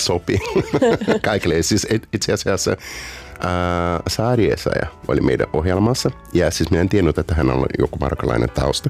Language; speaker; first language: Finnish; non-native, fluent; Portuguese